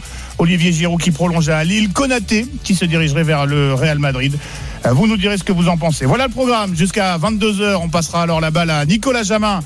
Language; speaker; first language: French; native; French